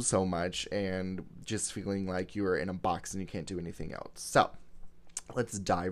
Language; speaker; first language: English; native; English